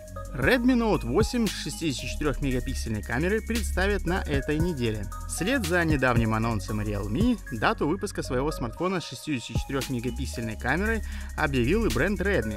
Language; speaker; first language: Russian; native; Russian